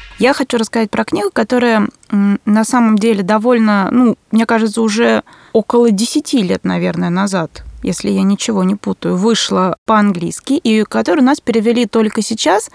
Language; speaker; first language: Russian; native; Russian